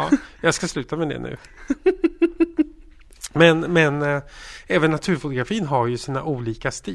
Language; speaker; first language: Swedish; native; Swedish